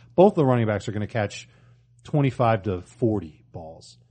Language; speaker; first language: English; native; English